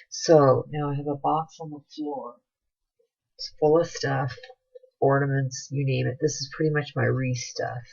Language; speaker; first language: English; native; English